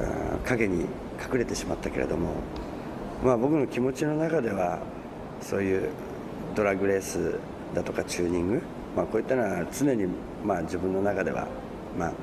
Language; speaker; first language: Japanese; native; Japanese